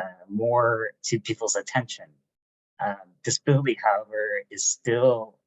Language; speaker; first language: English; native; English